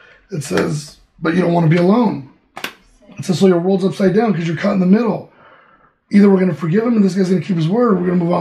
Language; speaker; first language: English; early bilingual, other home language; Spanish